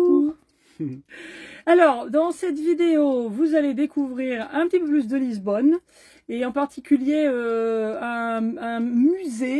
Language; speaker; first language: French; native; French